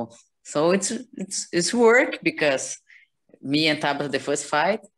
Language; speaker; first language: English; non-native, learner; Portuguese